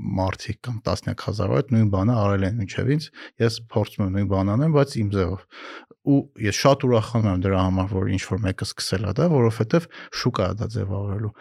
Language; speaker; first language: Armenian; native; Armenian